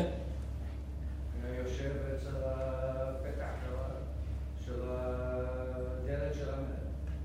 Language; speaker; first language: Hebrew; non-native, learner; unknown